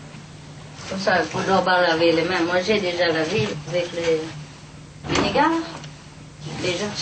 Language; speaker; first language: French; non-native, learner; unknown